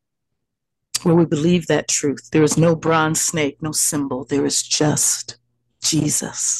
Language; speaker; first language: English; native; English